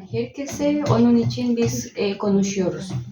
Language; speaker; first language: Turkish; non-native, learner; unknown